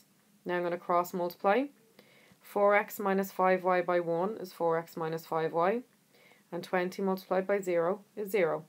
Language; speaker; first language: English; native; English